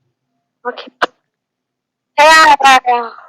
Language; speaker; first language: English; non-native, learner; Hindi